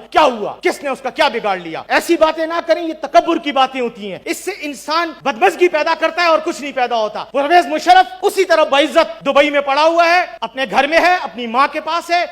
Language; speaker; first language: Urdu; non-native, local second language; Pashto